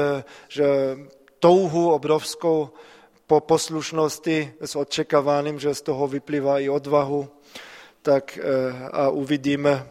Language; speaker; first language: Czech; non-native, fluent; German